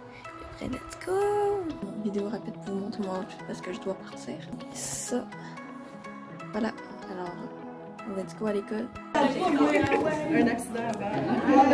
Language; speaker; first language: French; native; French